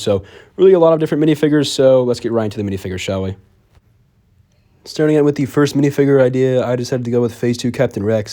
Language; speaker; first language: English; native; English